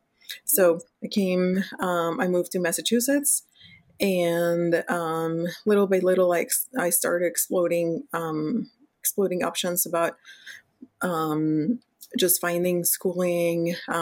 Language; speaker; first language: English; non-native, fluent; Spanish